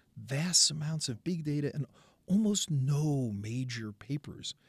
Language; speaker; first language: English; native; English